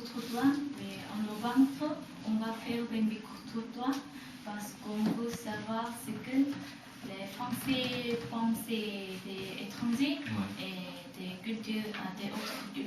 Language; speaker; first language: French; non-native, learner; Korean